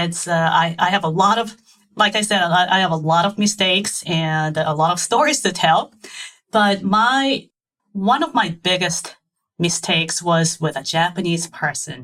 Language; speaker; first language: English; non-native, fluent; Japanese